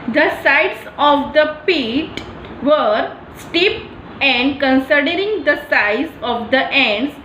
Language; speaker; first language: English; non-native, local second language; Gujarati